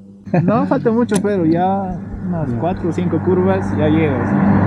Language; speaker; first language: Spanish; native; Spanish